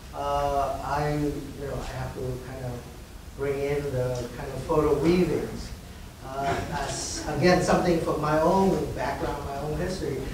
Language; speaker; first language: English; early bilingual, other home language; Vietnamese